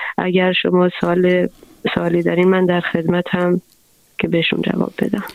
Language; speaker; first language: Persian; non-native, local second language; Central Kurdish